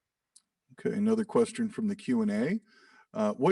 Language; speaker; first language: English; native; English